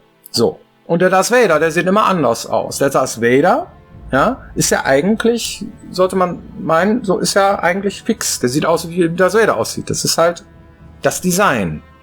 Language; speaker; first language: German; native; German